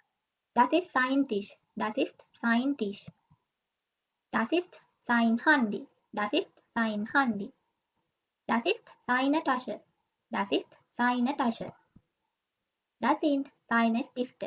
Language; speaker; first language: German; non-native, learner; Sinhala